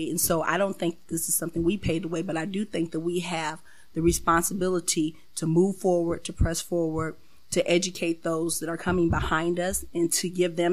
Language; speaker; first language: English; native; English